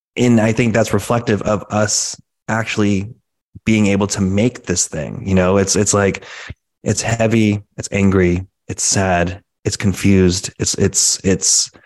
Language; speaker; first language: English; native; English